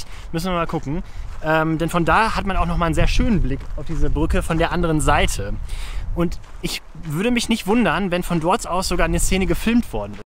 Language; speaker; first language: German; native; German